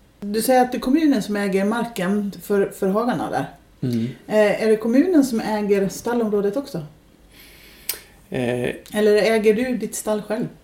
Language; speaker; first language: Swedish; native; Swedish